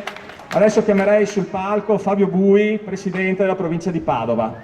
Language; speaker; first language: Italian; native; Italian